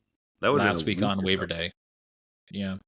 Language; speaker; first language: English; native; English